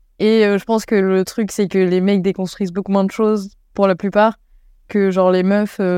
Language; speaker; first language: French; native; French